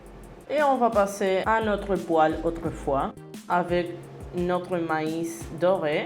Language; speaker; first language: French; non-native, fluent; Spanish